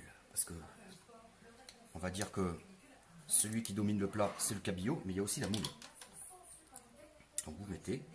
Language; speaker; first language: French; native; French